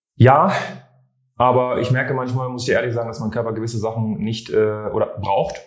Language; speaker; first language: German; non-native, fluent; French